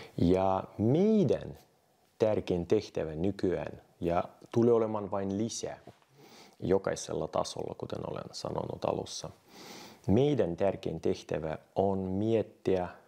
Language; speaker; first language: Finnish; non-native, fluent; Russian